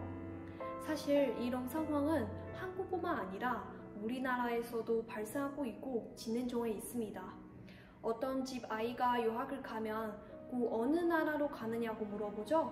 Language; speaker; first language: Korean; non-native, fluent; Chinese